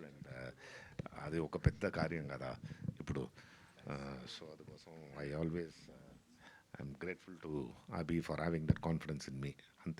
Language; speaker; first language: Telugu; non-native, fluent; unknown